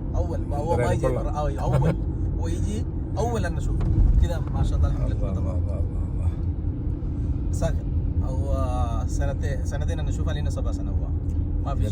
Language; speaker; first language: Arabic; non-native, learner; Malayalam